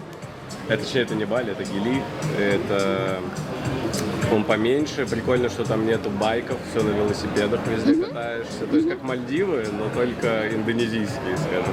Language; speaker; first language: Russian; native; Russian